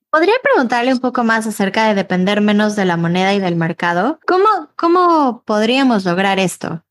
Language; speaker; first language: Spanish; native; Spanish